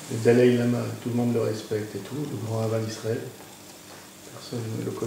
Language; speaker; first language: French; native; French